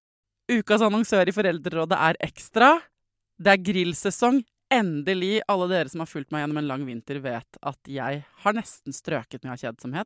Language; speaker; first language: Norwegian; native; Norwegian